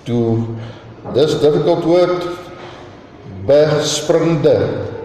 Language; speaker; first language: English; non-native, local second language; Afrikaans